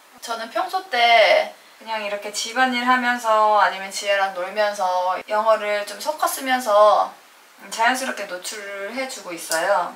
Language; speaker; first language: Korean; native; Korean